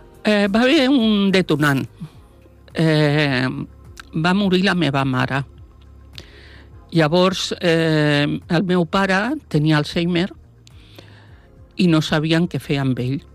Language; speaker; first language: Catalan; non-native, local second language; Spanish